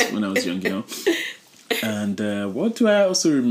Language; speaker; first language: English; non-native, local second language; Yoruba